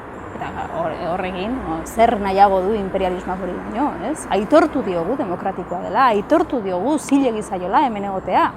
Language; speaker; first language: Basque; native; Basque